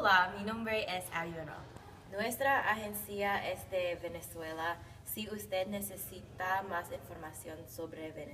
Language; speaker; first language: Spanish; non-native, learner; English